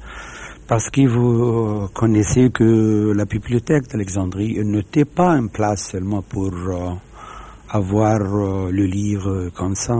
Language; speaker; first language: French; non-native, fluent; Arabic